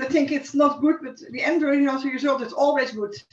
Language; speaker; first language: English; non-native, learner; Dutch